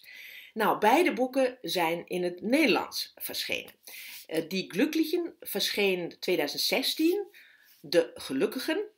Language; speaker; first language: Dutch; non-native, fluent; German